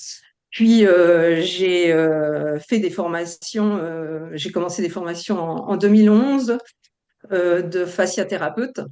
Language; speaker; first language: French; native; French